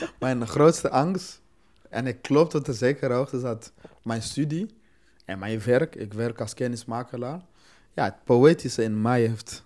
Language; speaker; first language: Dutch; non-native, fluent; Swahili